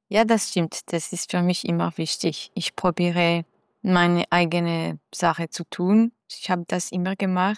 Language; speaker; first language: German; non-native, learner; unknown